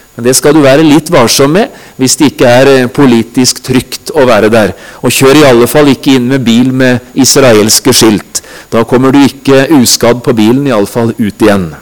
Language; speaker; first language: Norwegian; native; Norwegian